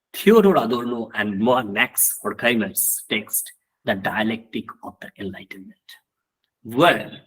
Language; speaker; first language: English; non-native, local second language; Bangla